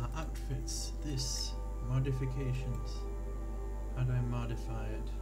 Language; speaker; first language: English; non-native, learner; French